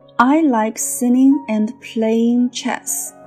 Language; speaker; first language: English; non-native, fluent; Chinese